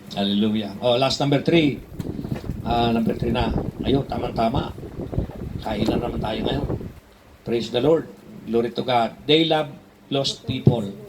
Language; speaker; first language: Filipino; native; Filipino